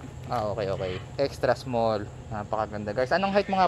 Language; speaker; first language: Filipino; native; Filipino